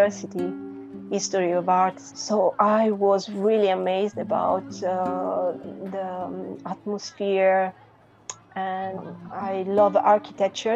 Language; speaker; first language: English; non-native, fluent; Italian